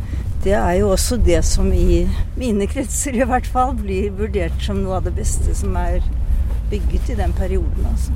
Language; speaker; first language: Norwegian; native; Norwegian